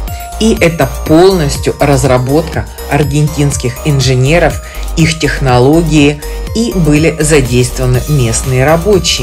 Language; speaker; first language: Russian; native; Russian